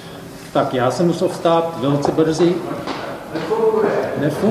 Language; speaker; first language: Czech; non-native, fluent; English